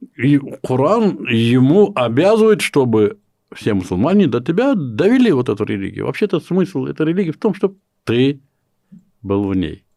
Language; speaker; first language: Russian; non-native, local second language; Kyrgyz